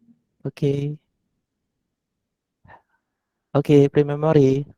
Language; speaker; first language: English; non-native, learner; Indonesian